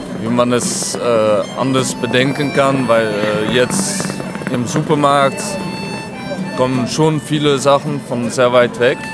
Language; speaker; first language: German; non-native, fluent; French